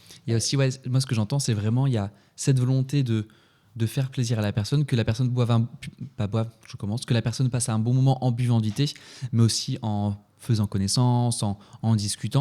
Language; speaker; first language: French; native; French